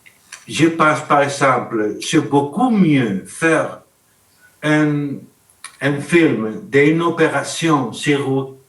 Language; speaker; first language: French; non-native, learner; Spanish